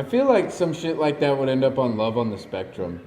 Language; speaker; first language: English; native; English